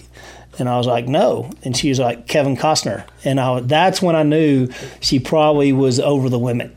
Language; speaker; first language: English; native; English